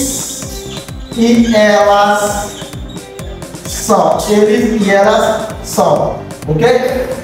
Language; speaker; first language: Portuguese; non-native, fluent; Haitian Creole